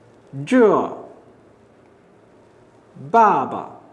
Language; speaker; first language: Chinese; non-native, fluent; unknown